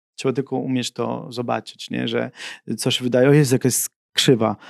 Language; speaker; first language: Polish; non-native, fluent; Italian